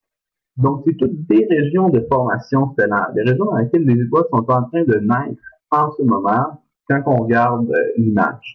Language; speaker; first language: French; native; French